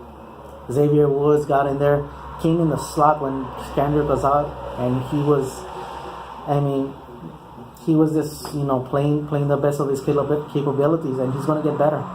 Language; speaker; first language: English; native; English